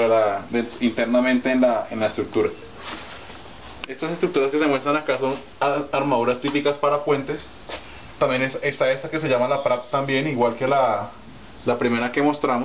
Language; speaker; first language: Spanish; native; Spanish